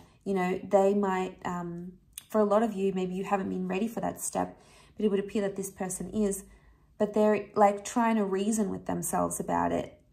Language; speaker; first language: English; native; English